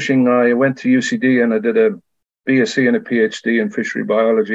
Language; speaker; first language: English; native; English